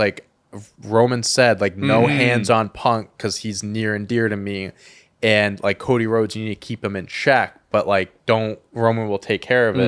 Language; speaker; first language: English; native; English